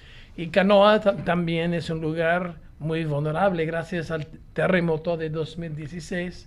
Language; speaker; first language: Spanish; non-native, fluent; English